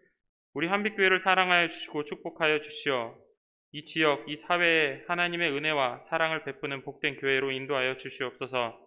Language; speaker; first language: Korean; native; Korean